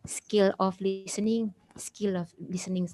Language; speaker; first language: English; non-native, learner; Indonesian